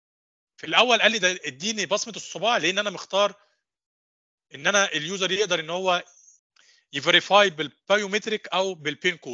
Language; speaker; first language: Arabic; native; Arabic